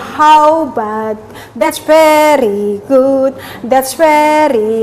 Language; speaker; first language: English; non-native, learner; Indonesian